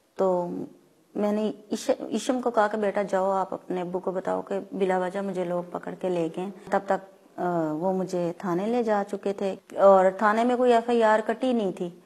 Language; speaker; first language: Urdu; non-native, local second language; Punjabi